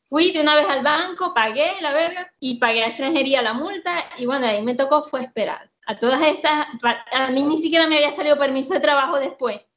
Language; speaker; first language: Spanish; native; Spanish